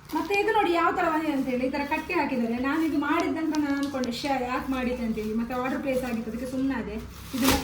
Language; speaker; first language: Kannada; non-native, local second language; Tulu